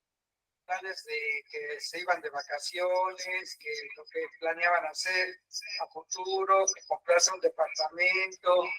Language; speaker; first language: Spanish; native; Spanish